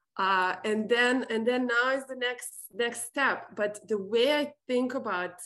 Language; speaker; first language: English; non-native, fluent; Serbian